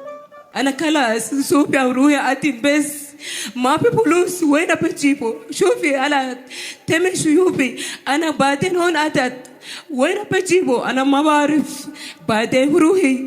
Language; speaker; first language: Arabic; non-native, learner; Amharic